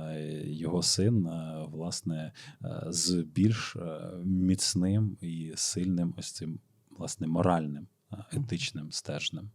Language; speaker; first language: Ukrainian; native; Ukrainian